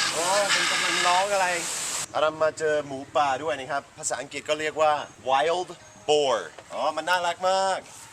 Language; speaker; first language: Thai; non-native, fluent; English